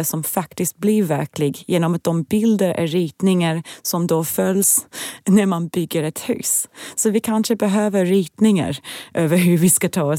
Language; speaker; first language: Swedish; non-native, fluent; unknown